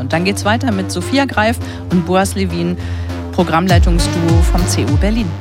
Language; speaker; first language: German; native; German